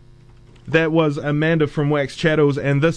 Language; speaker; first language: English; native; English